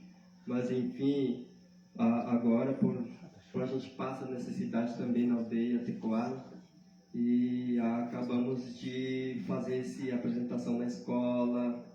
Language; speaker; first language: Portuguese; non-native, local second language; Guarani